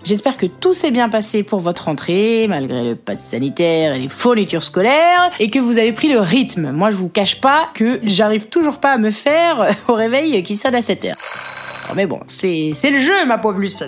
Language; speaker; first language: French; native; French